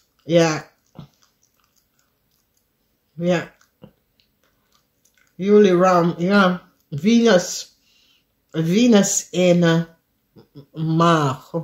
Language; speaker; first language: Dutch; non-native, learner; English